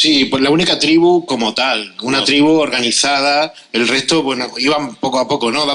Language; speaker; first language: Spanish; native; Spanish